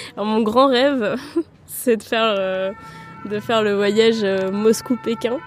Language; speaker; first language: French; early bilingual, heritage; German